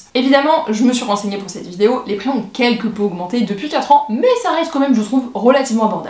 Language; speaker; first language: French; native; French